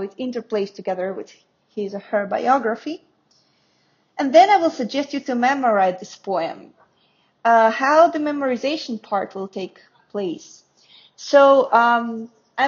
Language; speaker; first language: English; non-native, fluent; Russian